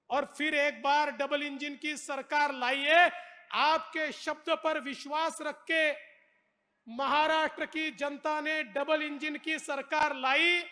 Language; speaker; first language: Hindi; non-native, local second language; Marathi